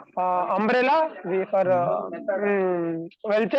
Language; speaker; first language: English; non-native, learner; Kannada